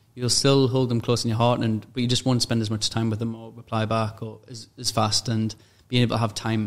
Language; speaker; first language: English; native; English